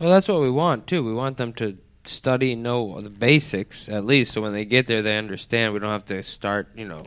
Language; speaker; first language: English; native; English